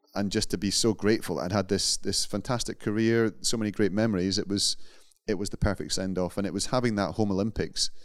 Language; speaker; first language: English; native; English